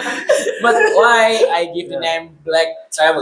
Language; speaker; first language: English; non-native, learner; Indonesian